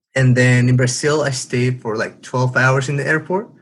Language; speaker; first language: English; non-native, fluent; Spanish